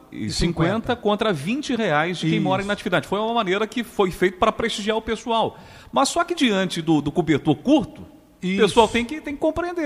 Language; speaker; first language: Portuguese; native; Portuguese